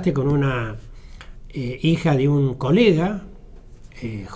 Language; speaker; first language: Spanish; native; Spanish